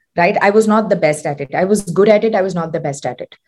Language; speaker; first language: English; non-native, local second language; Tamil